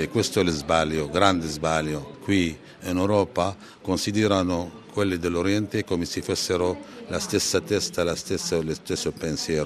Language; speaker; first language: Italian; non-native, fluent; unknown